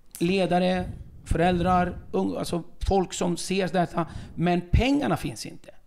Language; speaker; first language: Swedish; early bilingual, other home language; Kurdish